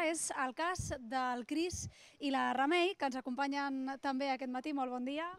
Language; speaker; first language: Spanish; non-native, local second language; Catalan